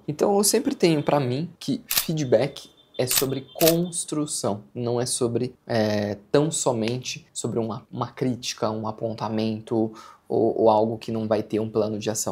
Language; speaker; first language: Portuguese; native; Portuguese